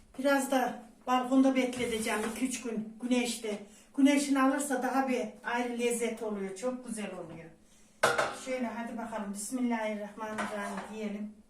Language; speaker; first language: Turkish; native; Turkish